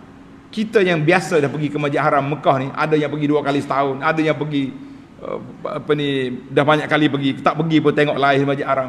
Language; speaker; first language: Malay; native; Malay